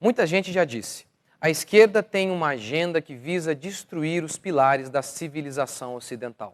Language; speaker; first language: Portuguese; native; Portuguese